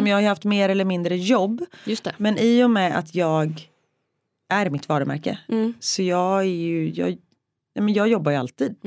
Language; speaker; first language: Swedish; native; Swedish